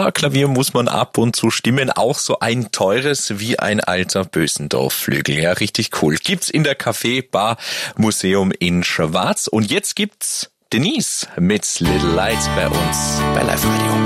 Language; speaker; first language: German; native; German